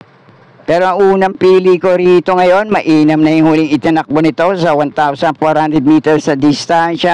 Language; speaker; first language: Filipino; native; Filipino